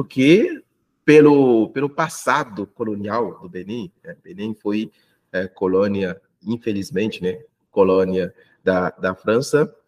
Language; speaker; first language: Portuguese; non-native, fluent; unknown